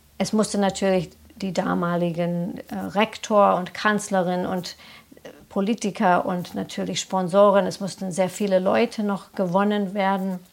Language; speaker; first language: German; non-native, fluent; English